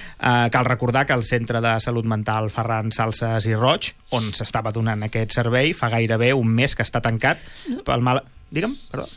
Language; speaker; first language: Catalan; native; Catalan